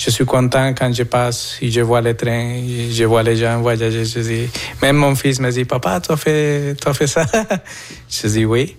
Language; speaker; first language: French; non-native, fluent; Spanish